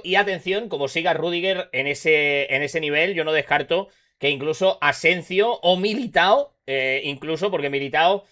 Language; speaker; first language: Spanish; native; Spanish